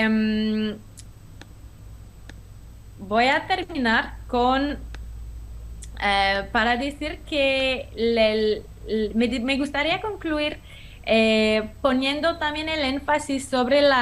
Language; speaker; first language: Spanish; non-native, fluent; French